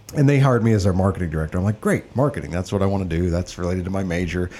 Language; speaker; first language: English; native; English